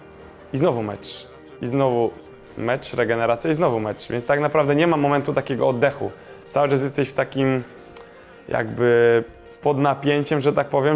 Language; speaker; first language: Polish; native; Polish